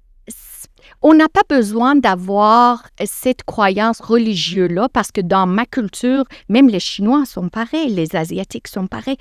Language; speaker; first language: French; non-native, fluent; Persian